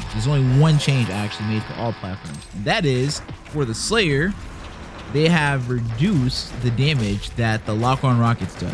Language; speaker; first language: English; native; English